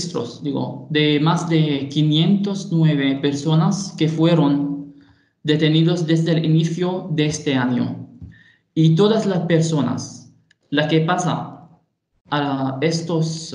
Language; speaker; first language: Spanish; non-native, fluent; Arabic